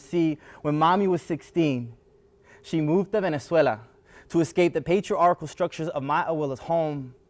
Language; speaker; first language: English; early bilingual, other home language; Spanish